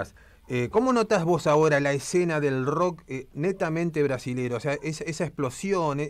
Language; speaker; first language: Spanish; native; Spanish